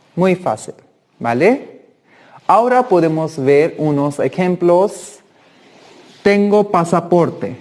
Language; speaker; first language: Spanish; non-native, fluent; Hindi